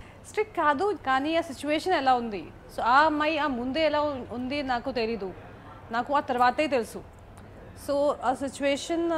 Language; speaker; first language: Telugu; non-native, local second language; Hindi